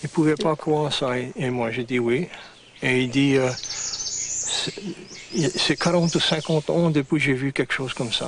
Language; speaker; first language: French; non-native, local second language; English